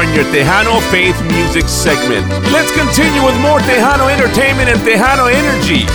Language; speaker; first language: English; early bilingual, other home language; Spanish